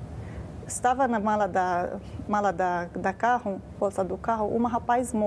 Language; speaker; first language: Portuguese; non-native, learner; Arabic